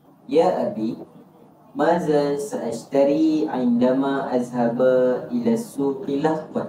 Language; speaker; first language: Arabic; non-native, learner; Malay